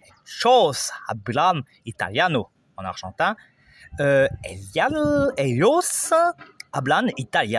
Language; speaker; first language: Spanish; non-native, learner; French